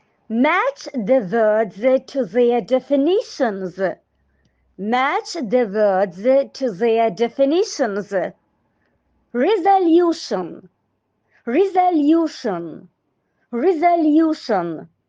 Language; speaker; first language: English; non-native, fluent; Azerbaijani